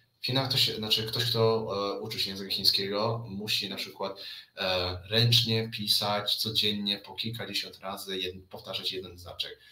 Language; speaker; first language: Polish; early bilingual, other home language; Chinese